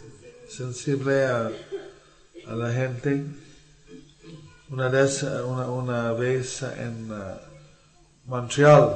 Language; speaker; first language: Spanish; non-native, learner; English